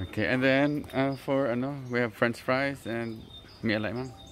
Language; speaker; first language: English; non-native, local second language; Cebuano